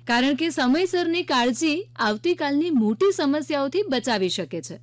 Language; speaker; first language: Gujarati; native; Gujarati